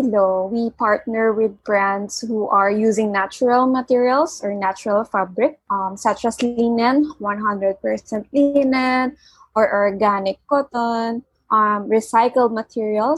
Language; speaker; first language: English; non-native, local second language; Filipino